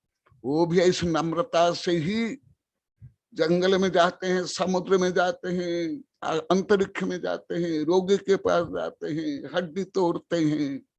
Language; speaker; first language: Hindi; native; Hindi